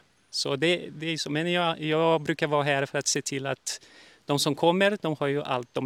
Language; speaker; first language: Swedish; early bilingual, heritage; Portuguese